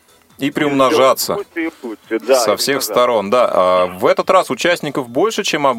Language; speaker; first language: Russian; native; Russian